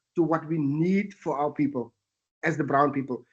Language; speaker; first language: English; non-native, local second language; Afrikaans